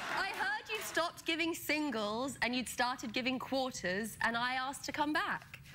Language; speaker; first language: English; native; English